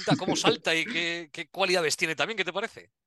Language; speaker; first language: Spanish; native; Spanish